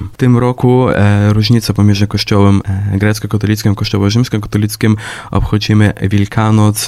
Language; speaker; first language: Polish; non-native, fluent; Ukrainian